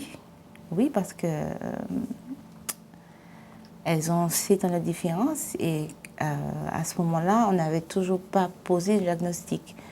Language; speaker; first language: French; native; French